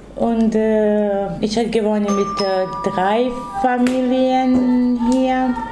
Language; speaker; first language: German; non-native, learner; Romany